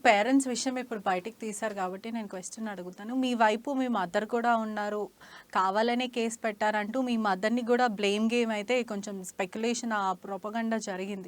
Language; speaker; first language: Telugu; native; Telugu